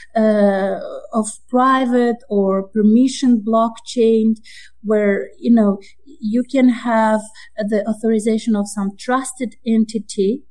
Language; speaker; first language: English; non-native, fluent; Romanian